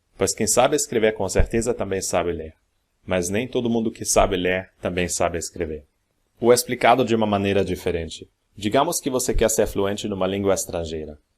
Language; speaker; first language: Portuguese; non-native, fluent; German